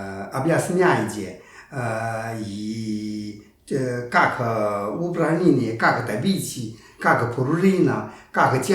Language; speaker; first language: Russian; non-native, learner; Chinese